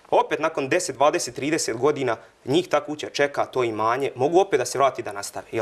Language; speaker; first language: Croatian; native; Croatian